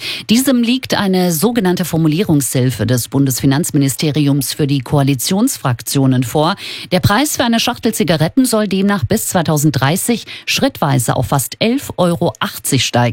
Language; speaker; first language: German; native; German